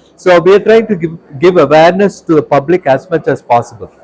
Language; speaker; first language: English; non-native, local second language; Tamil